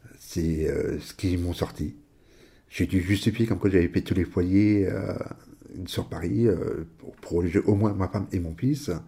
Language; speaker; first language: French; native; French